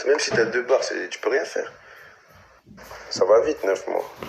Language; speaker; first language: French; native; French